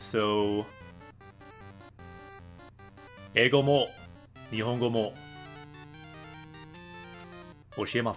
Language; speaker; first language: Japanese; non-native, fluent; English